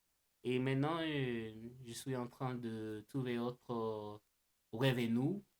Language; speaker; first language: French; non-native, learner; English